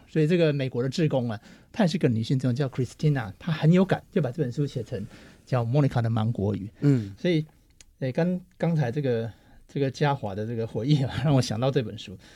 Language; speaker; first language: Chinese; native; Chinese